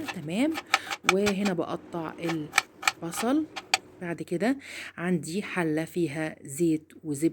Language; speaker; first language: Arabic; native; Arabic